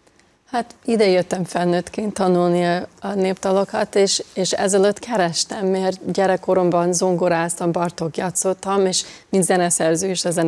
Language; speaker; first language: Hungarian; early bilingual, heritage; English